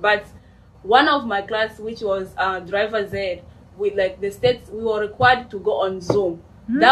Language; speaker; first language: English; non-native, fluent; Swahili